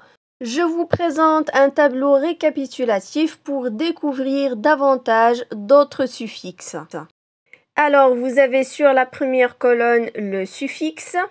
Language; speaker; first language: French; non-native, local second language; Arabic